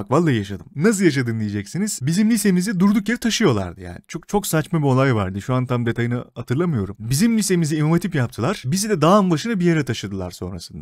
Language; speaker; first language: Turkish; native; Turkish